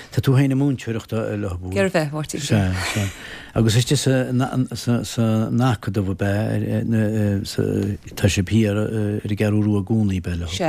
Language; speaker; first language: Irish; native; Irish